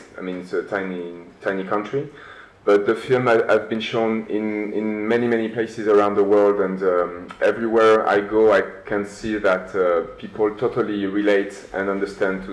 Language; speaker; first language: English; non-native, fluent; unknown